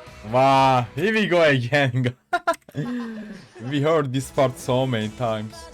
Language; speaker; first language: English; non-native, learner; Turkish